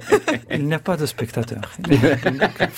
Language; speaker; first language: French; non-native, fluent; Russian